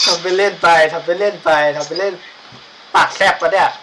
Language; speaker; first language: Thai; native; Thai